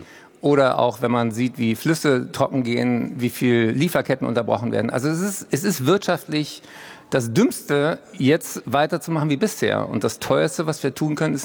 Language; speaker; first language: German; native; German